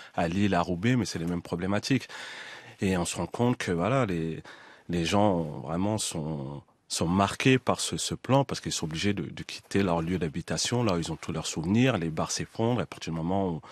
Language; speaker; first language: French; native; French